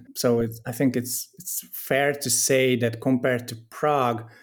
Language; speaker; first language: English; non-native, fluent; Hungarian